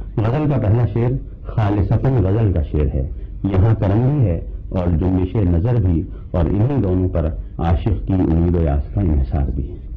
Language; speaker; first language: Urdu; native; Urdu